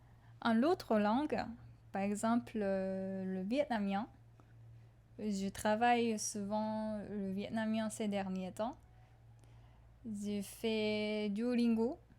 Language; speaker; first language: French; non-native, fluent; Japanese